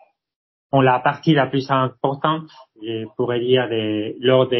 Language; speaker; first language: French; non-native, fluent; Spanish